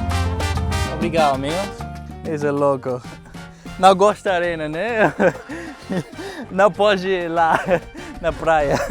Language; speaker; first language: Portuguese; non-native, learner; English